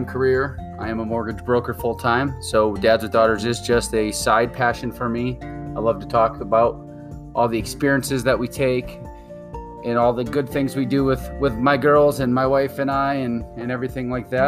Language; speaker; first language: English; native; English